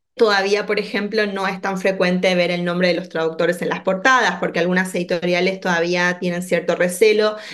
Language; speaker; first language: Spanish; native; Spanish